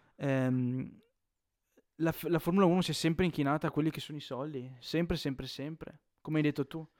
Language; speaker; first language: Italian; native; Italian